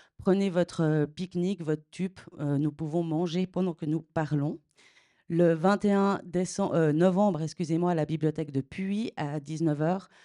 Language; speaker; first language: French; native; French